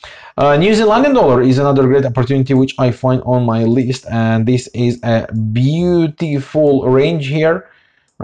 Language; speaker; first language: English; non-native, fluent; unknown